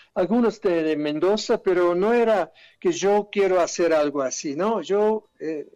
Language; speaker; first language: Spanish; non-native, fluent; German